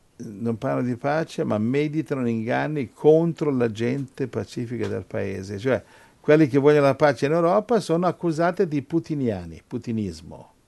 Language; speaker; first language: Italian; non-native, fluent; English